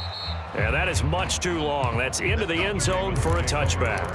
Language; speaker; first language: English; native; English